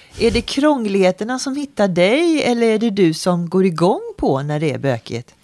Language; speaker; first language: Swedish; native; Swedish